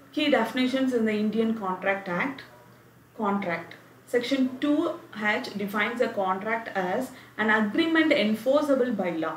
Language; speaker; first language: English; non-native, local second language; Tamil